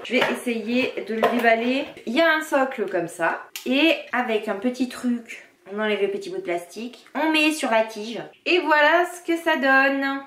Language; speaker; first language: French; native; French